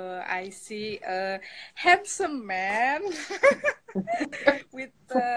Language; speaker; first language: English; non-native, learner; Indonesian